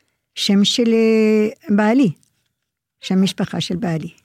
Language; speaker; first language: Hebrew; non-native, fluent; French